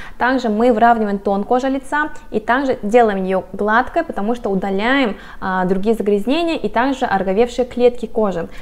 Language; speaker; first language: Russian; non-native, fluent; Korean